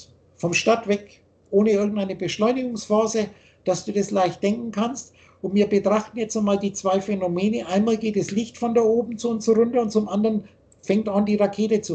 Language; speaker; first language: German; native; German